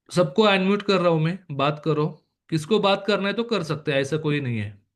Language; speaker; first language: Hindi; non-native, local second language; Marathi